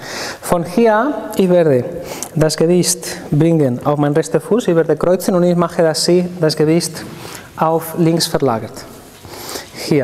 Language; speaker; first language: German; non-native, fluent; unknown